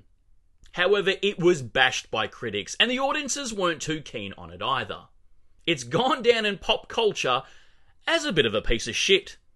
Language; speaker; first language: English; native; English